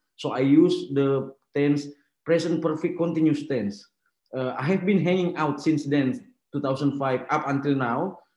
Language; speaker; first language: English; non-native, fluent; Indonesian